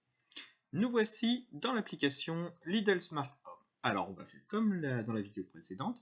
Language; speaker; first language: French; native; French